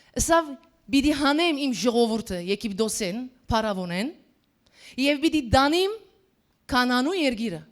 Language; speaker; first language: Armenian; early bilingual, heritage; Armenian